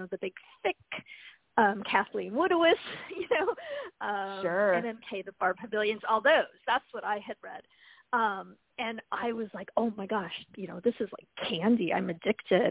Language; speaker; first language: English; native; English